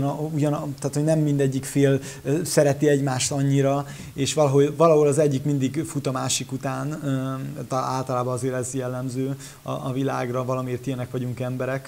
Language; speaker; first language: Hungarian; native; Hungarian